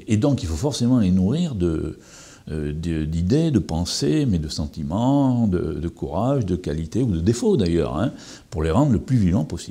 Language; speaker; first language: French; native; French